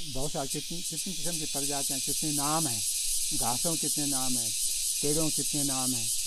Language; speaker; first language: Hindi; native; Hindi